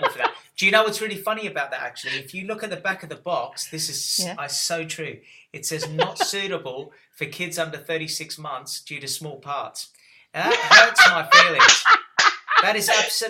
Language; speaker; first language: English; native; English